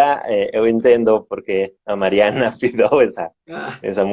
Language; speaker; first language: Portuguese; non-native, learner; Spanish